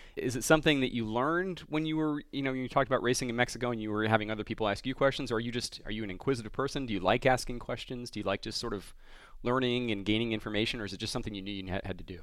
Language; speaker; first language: English; native; English